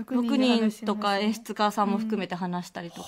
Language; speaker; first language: Japanese; native; Japanese